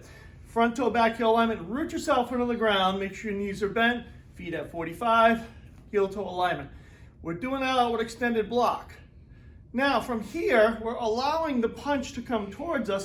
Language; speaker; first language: English; native; English